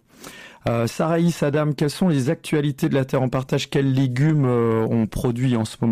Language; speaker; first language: French; native; French